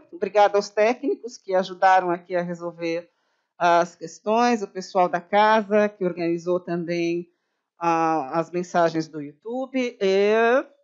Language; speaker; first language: Portuguese; native; Portuguese